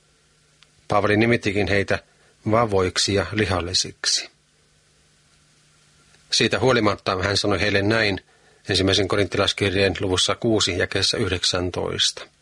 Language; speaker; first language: Finnish; native; Finnish